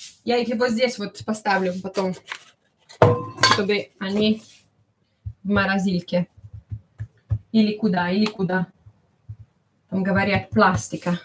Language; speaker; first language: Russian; early bilingual, heritage; Italian